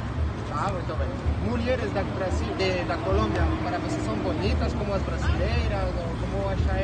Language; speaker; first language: Portuguese; non-native, learner; French